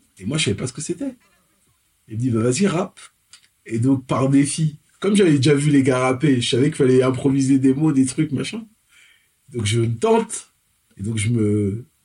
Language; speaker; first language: French; early bilingual, other home language; Fon